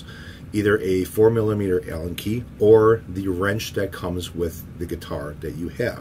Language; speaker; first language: English; native; English